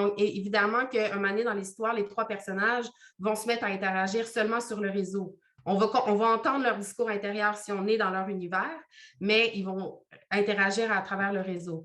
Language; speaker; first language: French; native; French